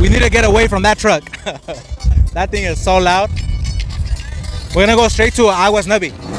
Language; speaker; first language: English; early bilingual, other home language; Spanish